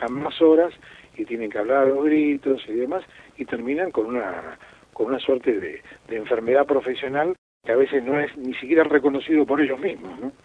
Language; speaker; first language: Spanish; native; Spanish